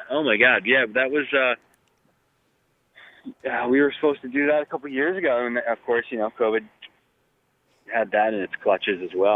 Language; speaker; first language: English; native; English